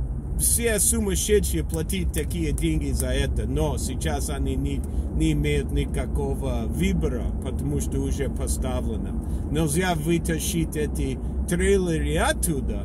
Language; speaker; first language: Russian; non-native, learner; English